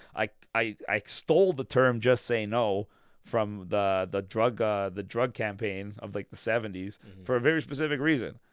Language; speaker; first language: English; native; English